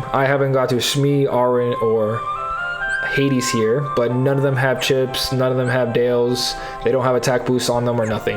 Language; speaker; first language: English; native; English